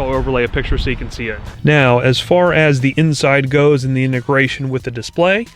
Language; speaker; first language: English; native; English